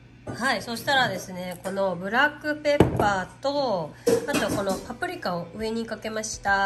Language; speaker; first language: Japanese; native; Japanese